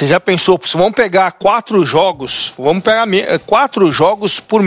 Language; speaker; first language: Portuguese; native; Portuguese